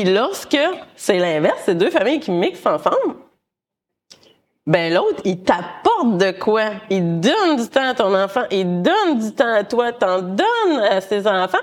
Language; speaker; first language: French; native; French